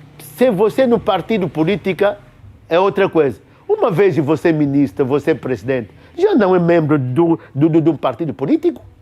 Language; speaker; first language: Portuguese; non-native, local second language; Kongo